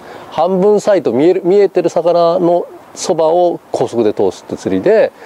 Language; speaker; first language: Japanese; native; Japanese